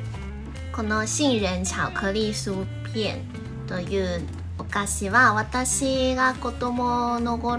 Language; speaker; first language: Japanese; non-native, fluent; Chinese